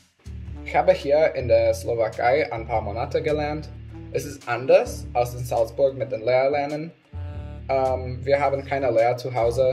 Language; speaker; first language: German; non-native, learner; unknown